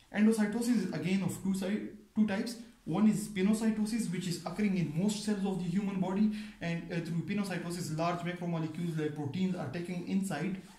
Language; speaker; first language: English; non-native, local second language; Pashto